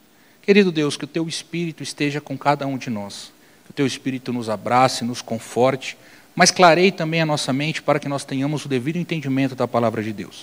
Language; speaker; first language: Portuguese; native; Portuguese